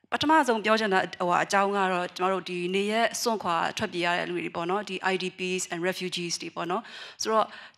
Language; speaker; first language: Burmese; non-native, local second language; Kachin